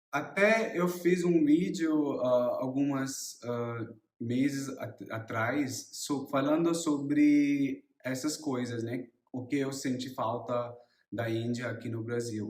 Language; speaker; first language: Portuguese; non-native, learner; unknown